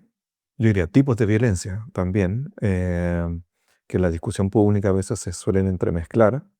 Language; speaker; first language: Spanish; native; Spanish